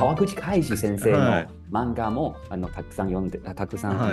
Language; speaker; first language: Japanese; non-native, learner; Chinese